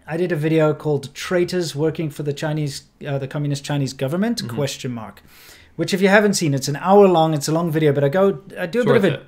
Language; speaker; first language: English; native; English